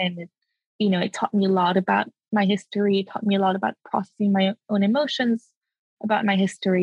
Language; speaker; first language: English; early bilingual, other home language; French